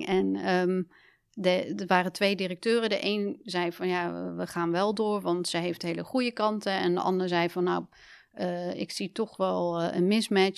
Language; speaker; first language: Dutch; native; Dutch